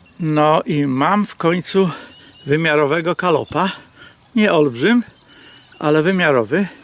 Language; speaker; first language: Polish; native; Polish